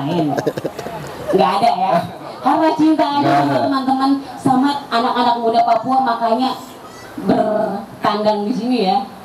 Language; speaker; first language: Indonesian; native; Indonesian